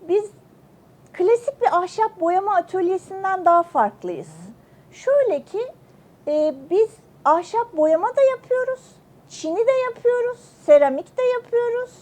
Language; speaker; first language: Turkish; native; Turkish